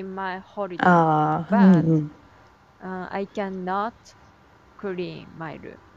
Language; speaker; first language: English; non-native, learner; Japanese